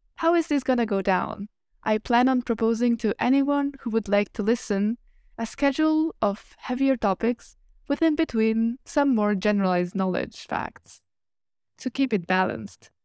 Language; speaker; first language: English; non-native, fluent; Italian